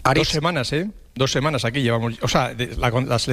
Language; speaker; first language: Spanish; native; Spanish